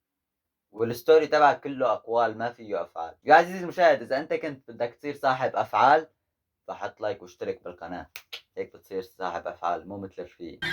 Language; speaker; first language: Arabic; native; Arabic